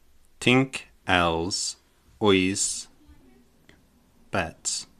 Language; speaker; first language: Catalan; non-native, learner; English